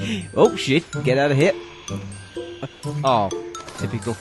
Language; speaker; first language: English; native; English